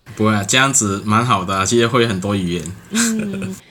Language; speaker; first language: Chinese; non-native, local second language; Cantonese